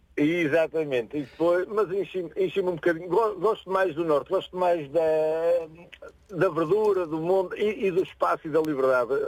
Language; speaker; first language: Portuguese; native; Portuguese